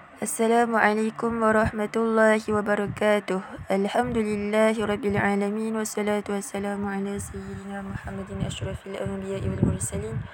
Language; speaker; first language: Arabic; non-native, learner; Malay